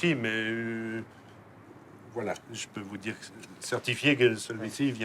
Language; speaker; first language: French; native; French